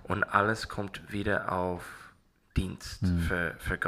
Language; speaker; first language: German; non-native, learner; English